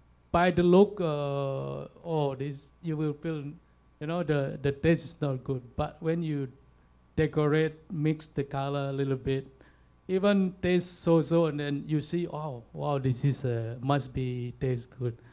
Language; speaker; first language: English; non-native, fluent; Balinese